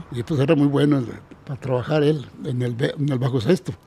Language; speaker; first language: Spanish; native; Spanish